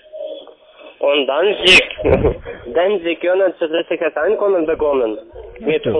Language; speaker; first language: German; non-native, learner; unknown